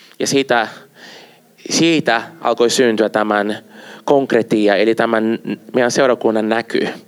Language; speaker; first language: Finnish; non-native, fluent; Portuguese